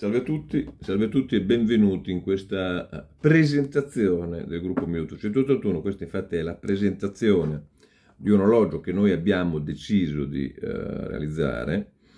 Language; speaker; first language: Italian; native; Italian